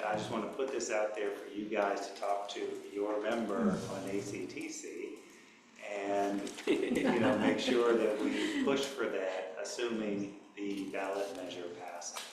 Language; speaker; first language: English; native; English